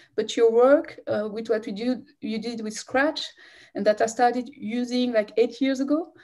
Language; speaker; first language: English; non-native, fluent; French